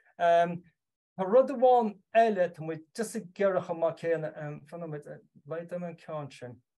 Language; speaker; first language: Irish; native; Irish